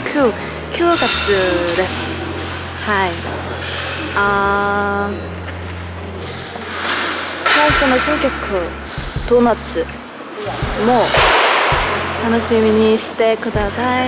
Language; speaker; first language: Japanese; non-native, learner; Korean